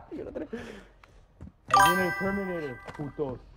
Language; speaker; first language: Spanish; early bilingual, heritage; Spanish